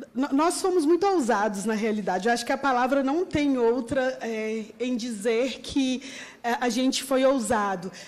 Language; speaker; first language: Portuguese; native; Portuguese